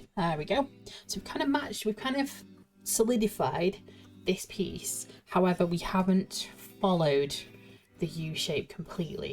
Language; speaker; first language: English; native; English